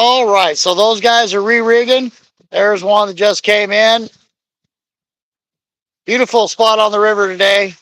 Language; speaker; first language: English; native; English